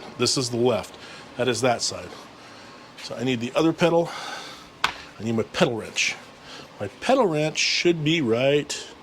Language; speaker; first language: English; native; English